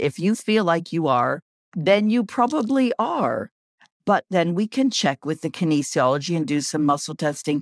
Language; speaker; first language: English; native; English